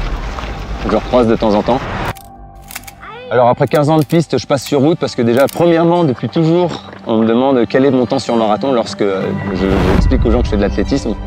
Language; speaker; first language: French; native; French